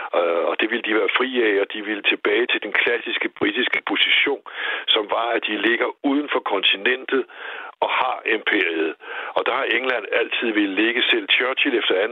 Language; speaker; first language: Danish; native; Danish